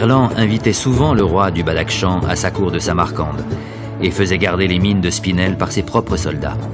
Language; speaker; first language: French; native; French